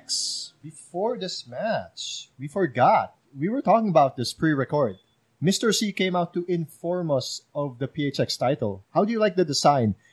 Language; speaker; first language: English; non-native, local second language; Filipino